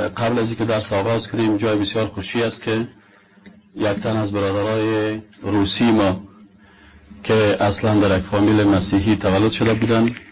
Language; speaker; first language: Persian; native; Persian